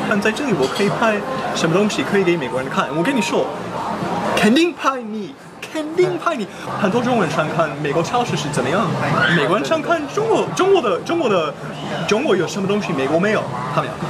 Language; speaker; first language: Chinese; non-native, fluent; English